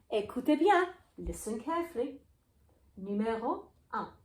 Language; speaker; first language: French; non-native, fluent; English